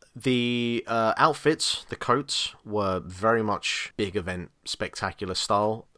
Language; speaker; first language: English; native; English